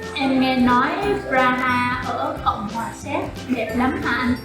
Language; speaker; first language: Vietnamese; native; Vietnamese